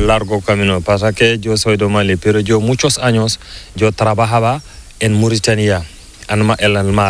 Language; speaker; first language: Spanish; non-native, local second language; Fula